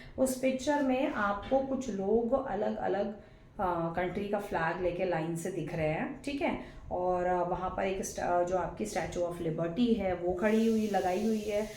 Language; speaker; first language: Hindi; non-native, local second language; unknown